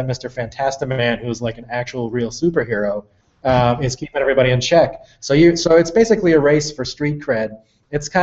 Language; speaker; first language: English; native; English